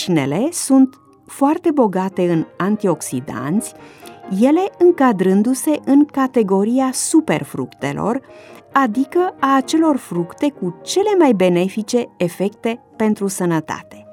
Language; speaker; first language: Romanian; native; Romanian